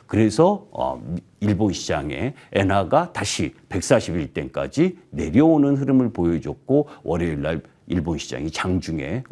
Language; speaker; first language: Korean; native; Korean